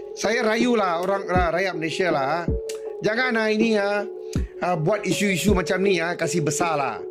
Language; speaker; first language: Malay; non-native, local second language; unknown